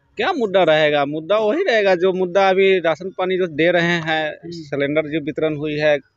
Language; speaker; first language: Hindi; native; Hindi